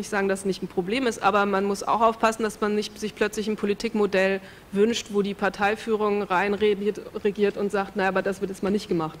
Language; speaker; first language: German; native; German